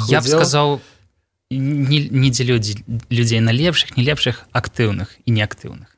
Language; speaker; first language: Belarusian; non-native, local second language; Russian